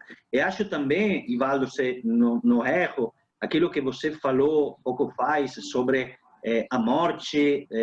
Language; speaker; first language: Portuguese; non-native, fluent; Italian